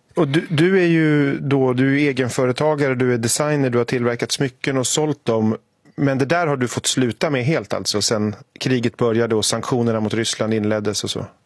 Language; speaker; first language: Swedish; native; Swedish